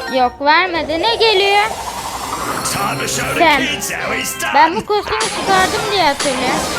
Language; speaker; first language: Turkish; native; Turkish